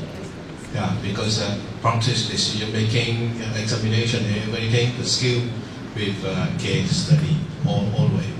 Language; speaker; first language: English; non-native, local second language; Vietnamese